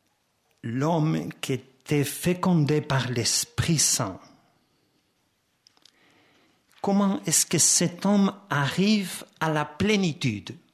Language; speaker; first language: French; non-native, fluent; Spanish